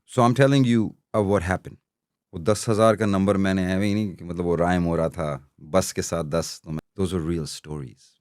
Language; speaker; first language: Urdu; non-native, local second language; Punjabi